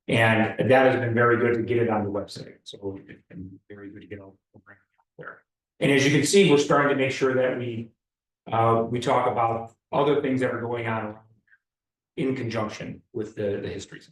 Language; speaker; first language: English; native; English